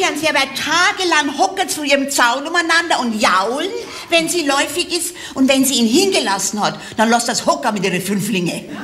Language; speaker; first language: German; native; German